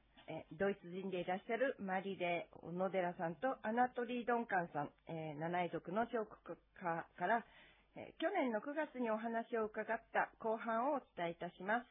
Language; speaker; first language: Japanese; native; Japanese